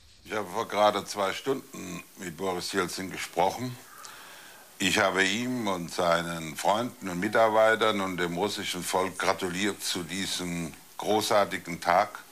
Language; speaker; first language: German; native; German